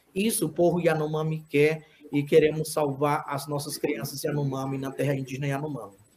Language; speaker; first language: Portuguese; non-native, local second language; Yanomámi